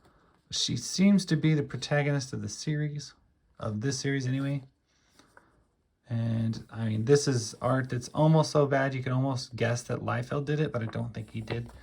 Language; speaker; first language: English; native; English